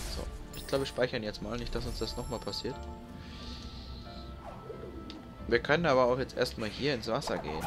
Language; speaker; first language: German; native; German